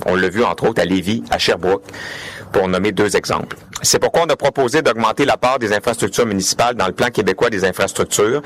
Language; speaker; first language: French; native; French